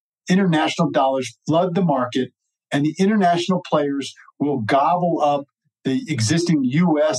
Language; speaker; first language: English; native; English